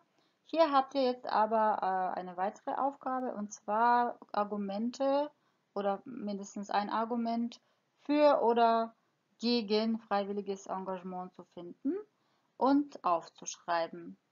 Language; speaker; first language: German; non-native, fluent; Croatian